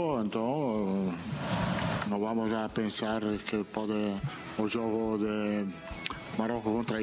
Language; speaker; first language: Portuguese; non-native, learner; Italian